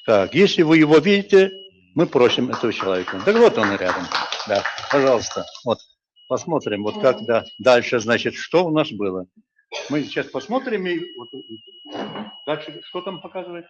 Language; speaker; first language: Russian; non-native, local second language; Bashkir